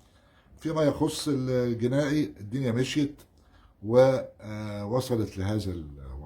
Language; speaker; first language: Arabic; native; Arabic